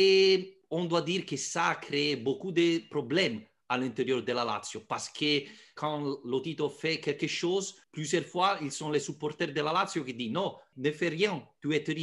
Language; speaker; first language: French; non-native, fluent; Italian